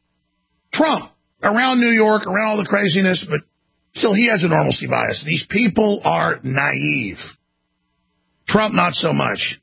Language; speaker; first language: English; native; English